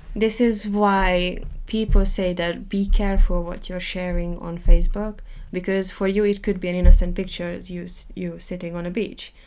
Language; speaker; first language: English; non-native, fluent; Hungarian